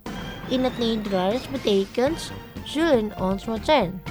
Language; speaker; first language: Dutch; non-native, learner; Indonesian